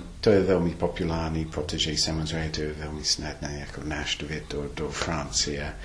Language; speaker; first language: Czech; non-native, learner; English